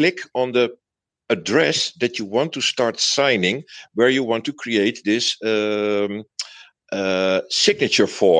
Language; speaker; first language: English; non-native, fluent; Dutch